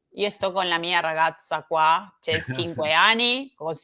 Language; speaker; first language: Italian; non-native, learner; Spanish